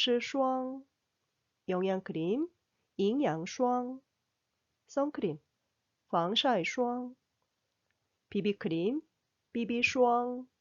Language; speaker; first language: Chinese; non-native, fluent; Korean